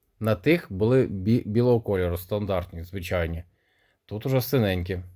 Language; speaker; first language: Ukrainian; non-native, local second language; Russian